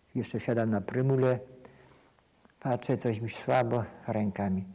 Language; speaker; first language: Polish; native; Polish